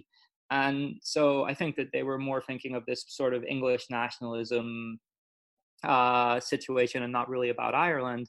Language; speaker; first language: English; native; English